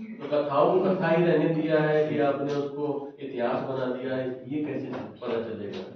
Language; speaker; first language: Hindi; native; Hindi